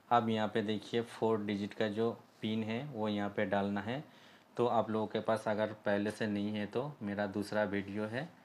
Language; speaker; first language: Hindi; native; Hindi